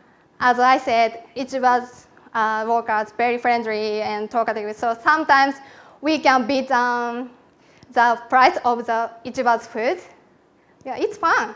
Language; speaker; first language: English; non-native, learner; Japanese